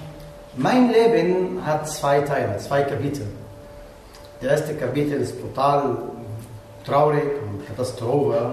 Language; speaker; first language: German; non-native, learner; Arabic